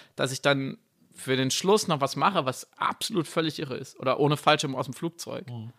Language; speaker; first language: German; native; German